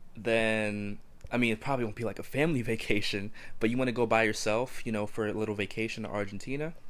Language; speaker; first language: English; native; English